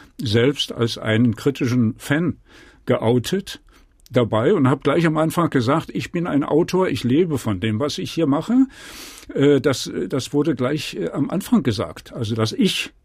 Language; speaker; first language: German; native; German